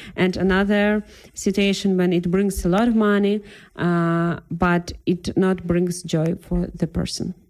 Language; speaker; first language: English; non-native, fluent; Ukrainian